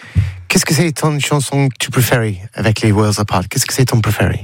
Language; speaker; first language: French; non-native, learner; English